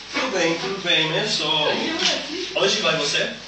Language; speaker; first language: Portuguese; non-native, learner; Spanish